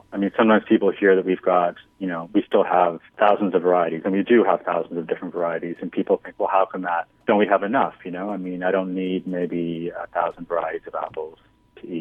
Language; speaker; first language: English; native; English